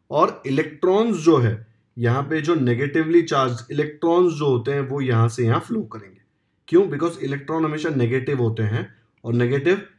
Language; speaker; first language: Hindi; non-native, local second language; Marathi